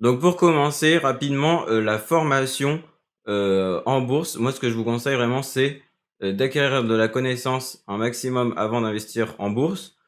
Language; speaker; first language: French; native; French